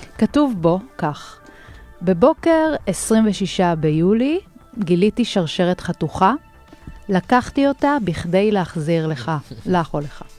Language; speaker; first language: Hebrew; native; Hebrew